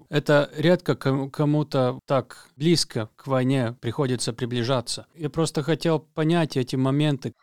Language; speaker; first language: Russian; non-native, local second language; Latvian